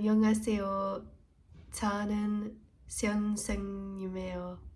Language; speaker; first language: Korean; non-native, learner; English